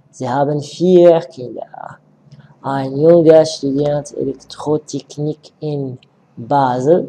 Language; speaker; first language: German; non-native, learner; Arabic